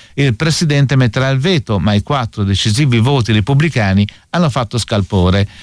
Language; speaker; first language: Italian; native; Italian